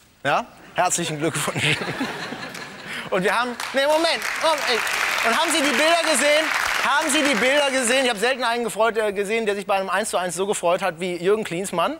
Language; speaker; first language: German; native; German